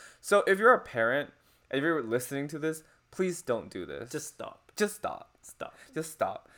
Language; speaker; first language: English; non-native, fluent; Chinese